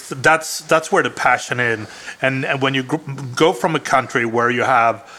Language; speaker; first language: English; non-native, fluent; Swedish